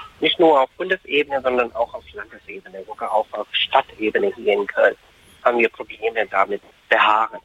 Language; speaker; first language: German; non-native, fluent; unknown